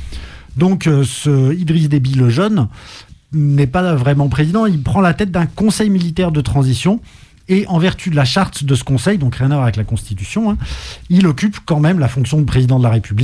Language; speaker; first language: French; native; French